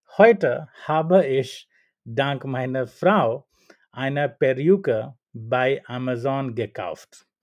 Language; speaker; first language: German; non-native, learner; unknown